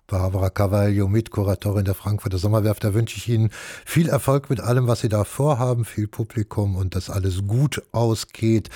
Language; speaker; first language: German; native; German